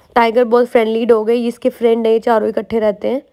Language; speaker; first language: Hindi; native; Hindi